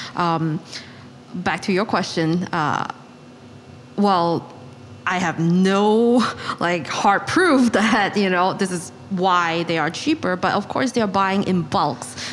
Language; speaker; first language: English; non-native, local second language; Chinese